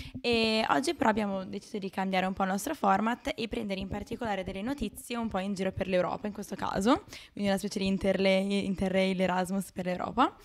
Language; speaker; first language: Italian; native; Italian